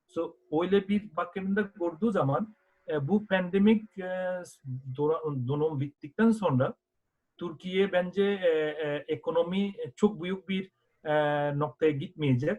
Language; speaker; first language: Turkish; non-native, fluent; Bangla